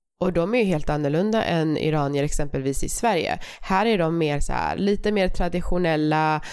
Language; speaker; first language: Swedish; early bilingual, other home language; Persian